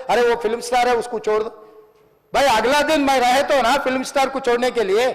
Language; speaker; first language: Hindi; non-native, local second language; Telugu